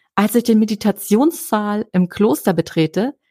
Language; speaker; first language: German; native; German